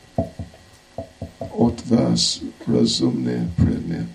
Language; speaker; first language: Russian; non-native, learner; English